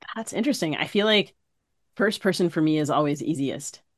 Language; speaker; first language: English; native; English